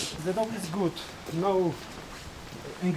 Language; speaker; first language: English; non-native, learner; Tajik